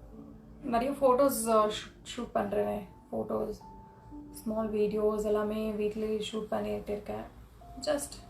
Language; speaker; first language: Tamil; non-native, local second language; Kannada